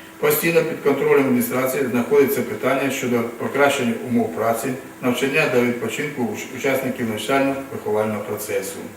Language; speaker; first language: Ukrainian; non-native, local second language; Russian